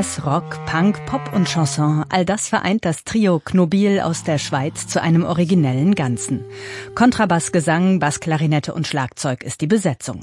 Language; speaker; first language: German; native; German